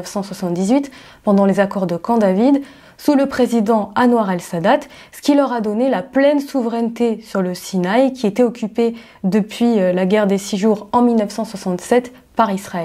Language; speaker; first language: French; native; French